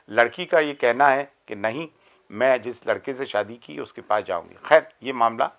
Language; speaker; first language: Urdu; native; Urdu